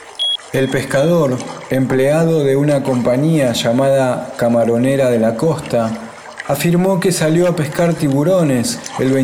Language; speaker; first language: Spanish; native; Spanish